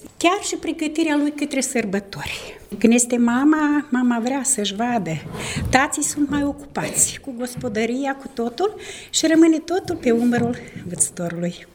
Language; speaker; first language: Romanian; native; Romanian